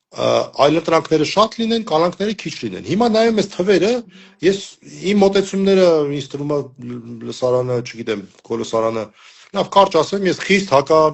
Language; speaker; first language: Armenian; native; Armenian